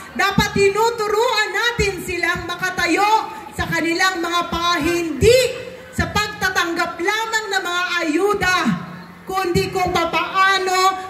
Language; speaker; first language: Filipino; native; Filipino